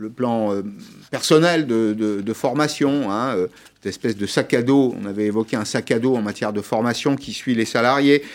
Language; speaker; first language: French; native; French